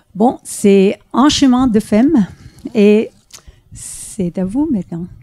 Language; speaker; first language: French; non-native, fluent; Spanish